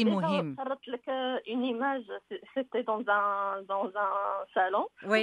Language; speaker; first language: French; non-native, local second language; Arabic